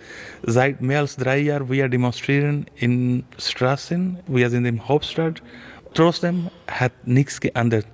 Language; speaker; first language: German; non-native, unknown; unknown